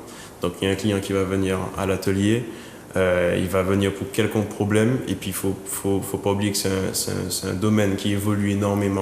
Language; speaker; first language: French; native; French